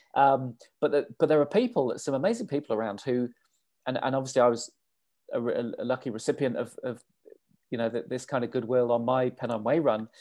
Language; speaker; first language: English; native; English